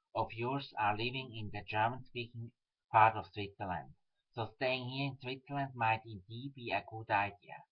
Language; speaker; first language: English; non-native, fluent; Swiss German